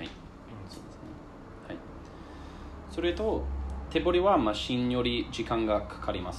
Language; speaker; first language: Japanese; non-native, learner; English